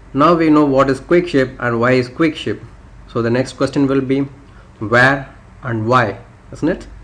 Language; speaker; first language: English; non-native, local second language; Tamil